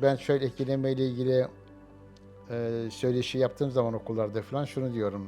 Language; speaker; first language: Turkish; native; Turkish